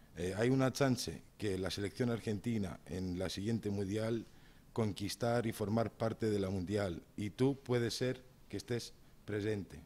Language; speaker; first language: Spanish; non-native, learner; Greek